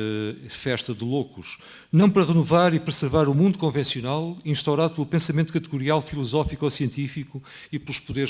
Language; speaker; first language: Portuguese; native; Portuguese